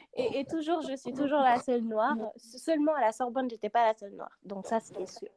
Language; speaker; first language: French; non-native, local second language; Wolof